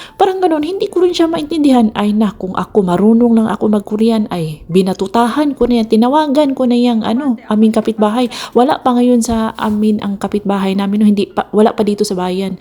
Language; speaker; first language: Filipino; non-native, local second language; Cebuano